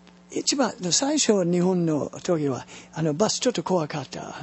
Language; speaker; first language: Japanese; non-native, learner; English